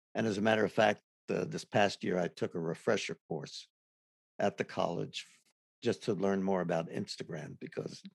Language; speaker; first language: English; native; English